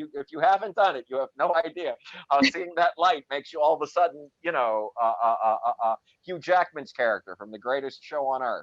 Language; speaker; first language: English; native; English